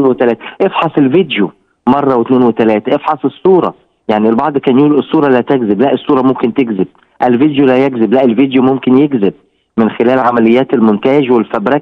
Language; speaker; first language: Arabic; native; Arabic